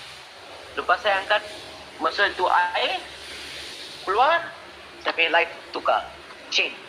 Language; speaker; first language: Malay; non-native, learner; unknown